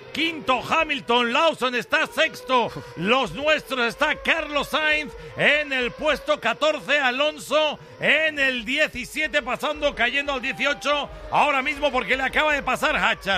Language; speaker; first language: Spanish; native; Spanish